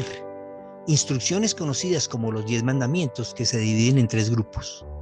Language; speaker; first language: Spanish; native; Spanish